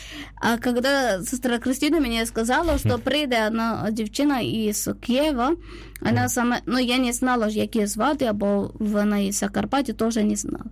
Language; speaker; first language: Ukrainian; non-native, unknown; Malayalam